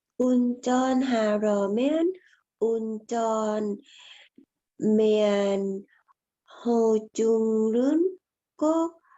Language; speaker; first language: Korean; non-native, learner; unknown